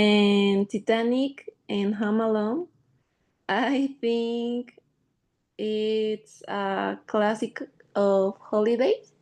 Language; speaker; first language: English; non-native, learner; Spanish